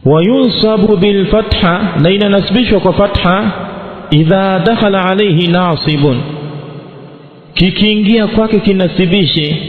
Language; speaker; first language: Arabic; non-native, fluent; Swahili